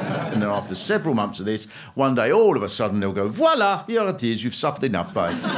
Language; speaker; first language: English; native; English